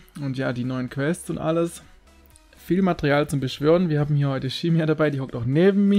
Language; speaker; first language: German; native; German